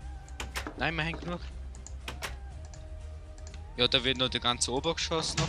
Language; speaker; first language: German; native; German